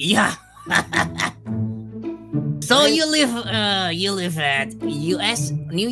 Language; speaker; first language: English; non-native, learner; Indonesian